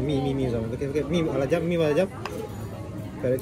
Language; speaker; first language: Turkish; non-native, learner; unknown